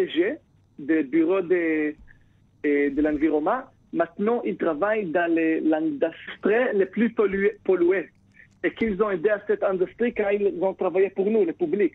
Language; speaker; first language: French; non-native, fluent; Hebrew